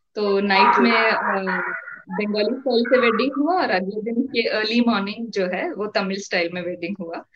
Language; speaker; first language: Hindi; non-native, local second language; Tamil